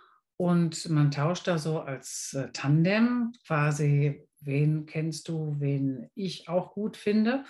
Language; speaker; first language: German; native; German